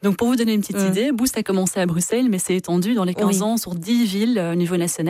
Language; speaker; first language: French; native; French